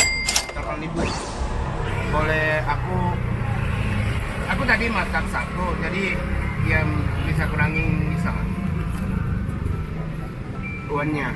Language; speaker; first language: Indonesian; non-native, learner; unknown